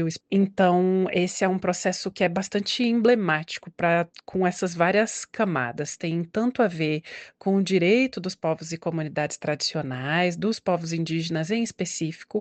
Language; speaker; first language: Portuguese; native; Portuguese